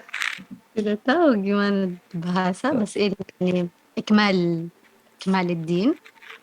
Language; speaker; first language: Indonesian; non-native, learner; Arabic